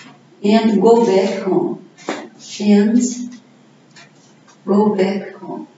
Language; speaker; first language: English; non-native, learner; Portuguese